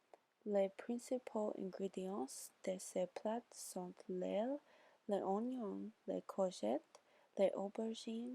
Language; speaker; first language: French; non-native, learner; English